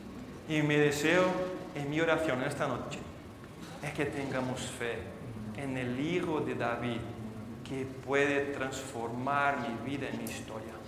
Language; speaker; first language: Spanish; non-native, fluent; Portuguese